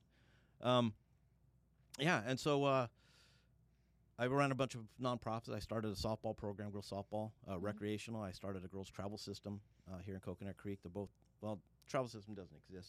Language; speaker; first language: English; native; English